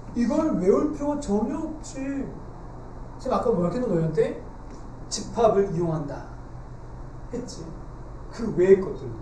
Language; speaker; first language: Korean; native; Korean